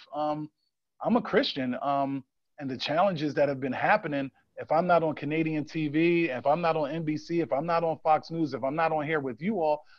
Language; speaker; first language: English; native; English